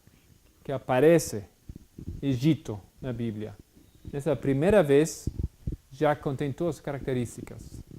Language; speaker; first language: Portuguese; non-native, fluent; Spanish